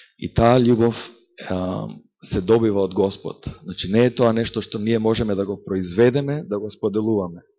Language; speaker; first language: Macedonian; native; Macedonian